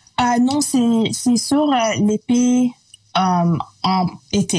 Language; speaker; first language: French; non-native, local second language; English